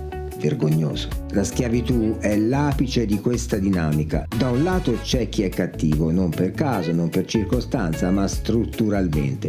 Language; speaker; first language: Italian; native; Italian